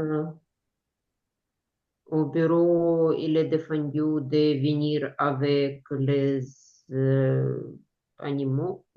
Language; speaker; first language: French; non-native, learner; Ukrainian